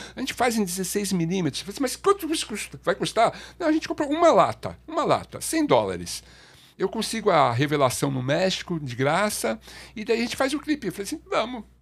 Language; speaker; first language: Portuguese; native; Portuguese